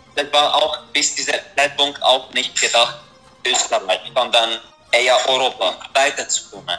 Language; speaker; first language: German; non-native, fluent; Arabic